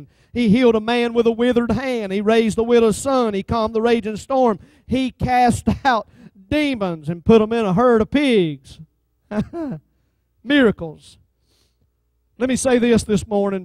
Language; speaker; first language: English; native; English